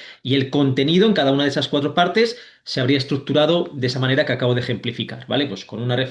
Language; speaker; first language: Spanish; native; Spanish